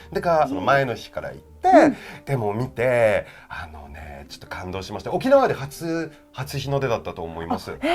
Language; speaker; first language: Japanese; non-native, fluent; French